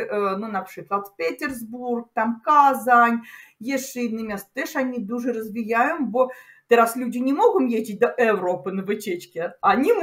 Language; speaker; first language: Polish; non-native, learner; Russian